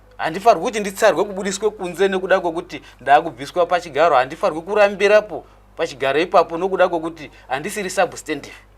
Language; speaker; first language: Shona; native; Shona